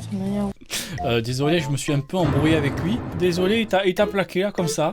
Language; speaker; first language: French; native; French